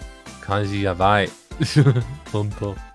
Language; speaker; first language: Japanese; non-native, learner; English